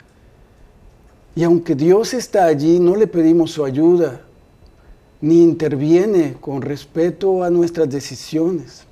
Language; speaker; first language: Spanish; native; Spanish